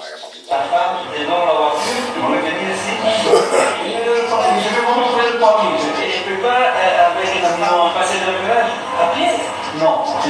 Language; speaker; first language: French; non-native, learner; Italian